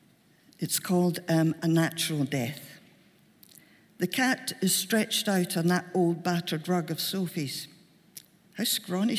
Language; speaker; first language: English; native; English